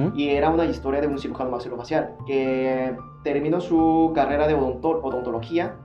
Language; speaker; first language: Spanish; non-native, fluent; Korean